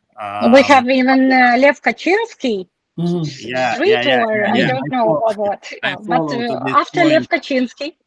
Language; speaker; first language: English; non-native, learner; Ukrainian